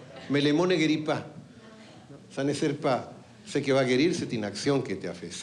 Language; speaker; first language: French; non-native, fluent; Spanish